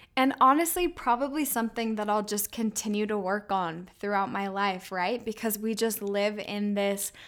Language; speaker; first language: English; native; English